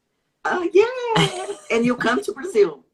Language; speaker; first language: English; non-native, learner; Portuguese